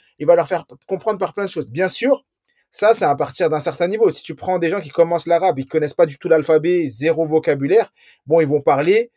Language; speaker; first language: French; early bilingual, other home language; Riffian